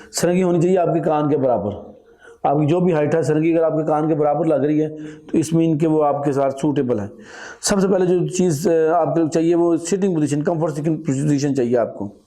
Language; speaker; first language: Urdu; non-native, local second language; Punjabi